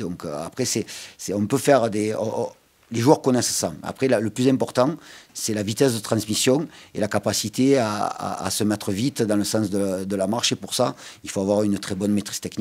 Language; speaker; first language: French; native; French